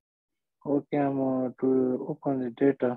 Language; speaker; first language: English; non-native, learner; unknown